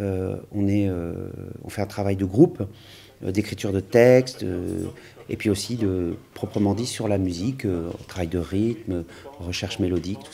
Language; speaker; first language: French; native; French